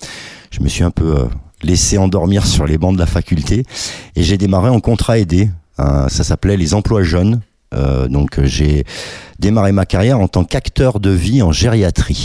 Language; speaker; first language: French; native; French